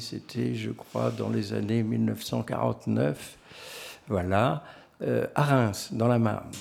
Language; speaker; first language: French; native; French